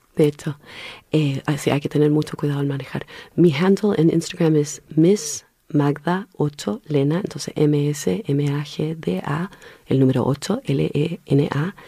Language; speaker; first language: Spanish; early bilingual, heritage; Spanish